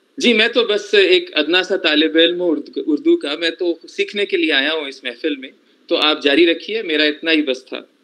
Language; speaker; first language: Urdu; native; Urdu